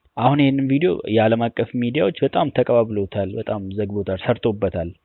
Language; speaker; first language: Amharic; non-native, local second language; Oromo